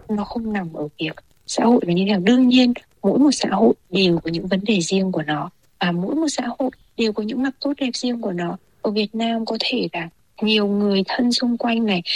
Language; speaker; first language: Vietnamese; native; Vietnamese